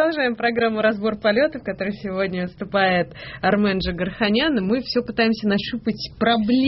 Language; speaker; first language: Russian; native; Russian